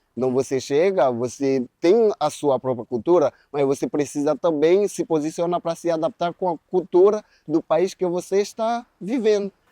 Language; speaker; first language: Portuguese; non-native, fluent; Haitian Creole